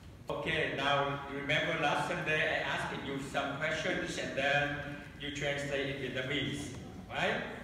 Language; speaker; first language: English; non-native, fluent; Vietnamese